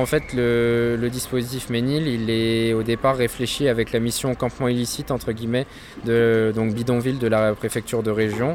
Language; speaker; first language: French; native; French